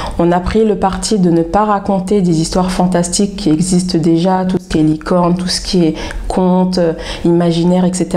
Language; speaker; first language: French; native; French